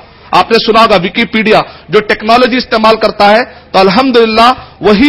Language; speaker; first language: Urdu; native; Urdu